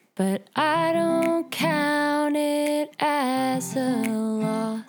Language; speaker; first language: English; native; English